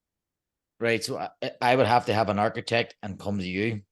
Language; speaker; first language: English; native; English